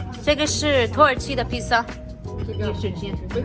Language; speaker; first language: Chinese; non-native, learner; Urdu